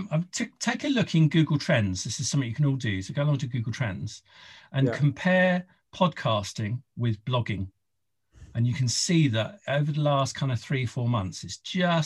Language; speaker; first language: English; native; English